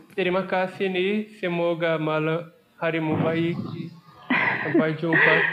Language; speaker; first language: Indonesian; non-native, learner; Portuguese